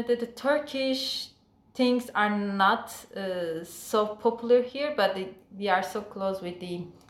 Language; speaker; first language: English; non-native, fluent; Turkish